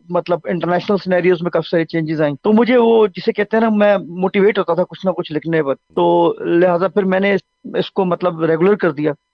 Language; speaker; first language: Urdu; non-native, local second language; Saraiki